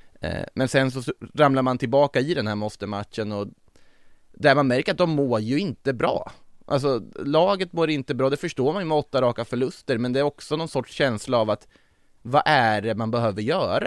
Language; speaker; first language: Swedish; native; Swedish